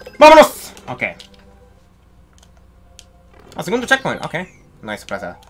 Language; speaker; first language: Spanish; early bilingual, heritage; Spanish